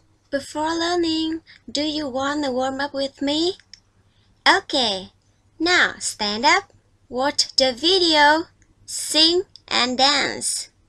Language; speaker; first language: English; non-native, fluent; Vietnamese